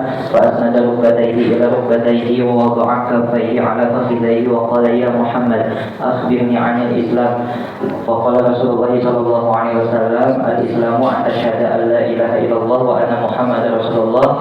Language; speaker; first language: Arabic; non-native, learner; Indonesian